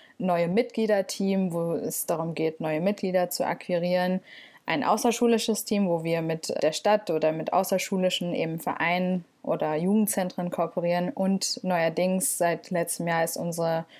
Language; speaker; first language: German; early bilingual, other home language; Turkish